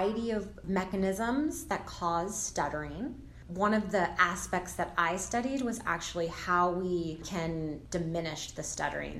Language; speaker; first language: English; native; English